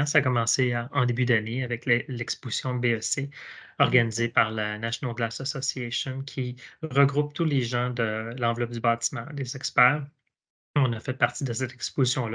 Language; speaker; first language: French; native; French